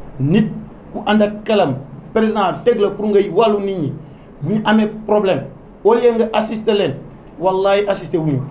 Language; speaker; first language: Wolof; non-native, local second language; Soninke